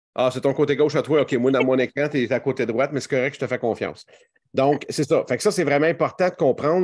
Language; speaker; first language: French; native; French